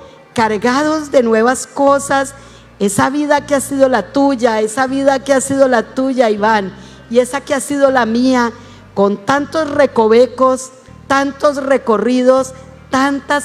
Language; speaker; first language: Spanish; native; Spanish